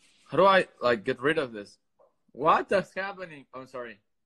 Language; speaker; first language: English; early bilingual, other home language; Spanish